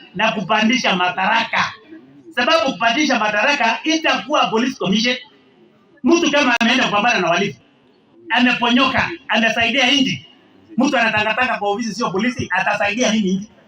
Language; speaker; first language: Swahili; non-native, local second language; Kalenjin